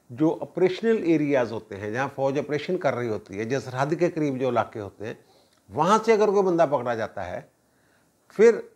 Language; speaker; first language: Urdu; non-native, local second language; Punjabi